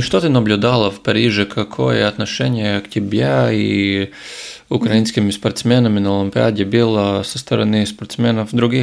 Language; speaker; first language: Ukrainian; non-native, learner; Russian